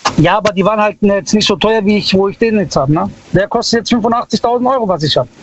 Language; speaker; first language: German; early bilingual, other home language; Italian